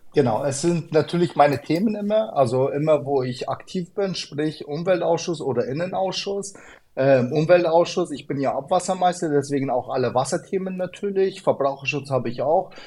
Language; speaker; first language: German; early bilingual, other home language; Arabic